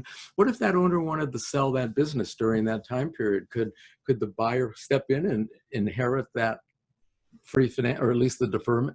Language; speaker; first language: English; native; English